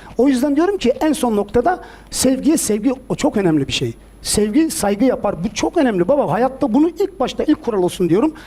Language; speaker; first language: Turkish; early bilingual, heritage; Turkish